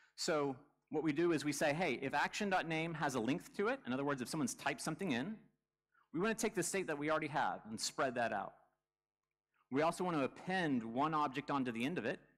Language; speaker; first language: English; native; English